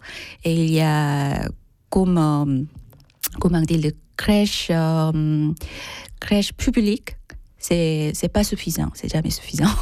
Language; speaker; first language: French; non-native, fluent; Korean